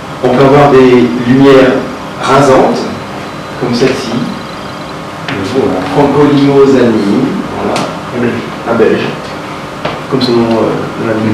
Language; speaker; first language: French; native; French